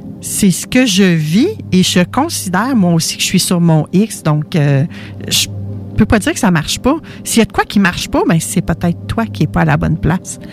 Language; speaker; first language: French; native; French